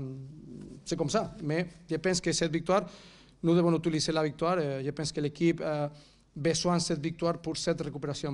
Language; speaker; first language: French; non-native, fluent; Catalan